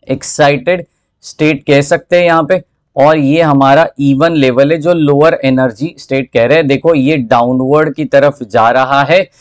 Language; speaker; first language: Hindi; native; Hindi